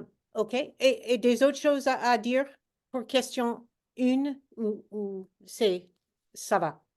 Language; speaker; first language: French; non-native, fluent; English